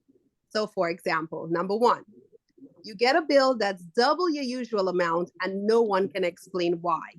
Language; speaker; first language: English; native; English